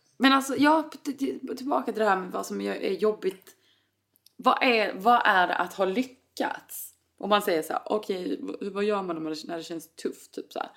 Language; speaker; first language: Swedish; native; Swedish